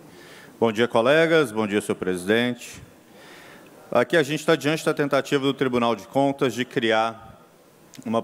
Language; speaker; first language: Portuguese; native; Portuguese